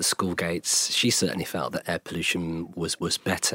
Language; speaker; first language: English; native; English